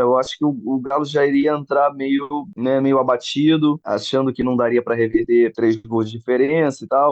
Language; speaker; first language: Portuguese; native; Portuguese